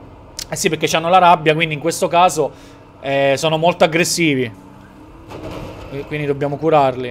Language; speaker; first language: Italian; native; Italian